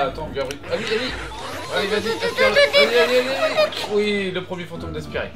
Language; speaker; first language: French; native; French